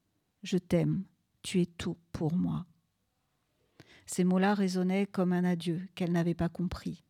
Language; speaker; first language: French; native; French